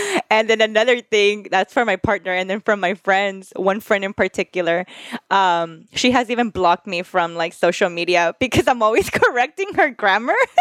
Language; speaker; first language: English; early bilingual, other home language; Spanish